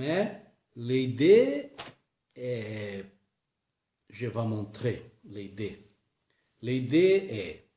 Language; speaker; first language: French; non-native, learner; Portuguese